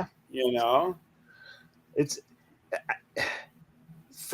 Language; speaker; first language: English; native; English